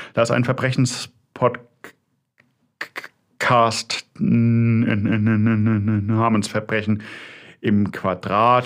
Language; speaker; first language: German; native; German